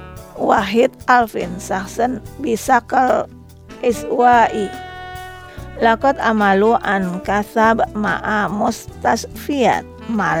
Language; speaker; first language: Arabic; non-native, fluent; Indonesian